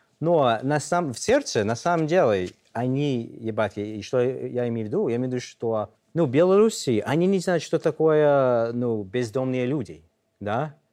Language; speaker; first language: Russian; non-native, fluent; English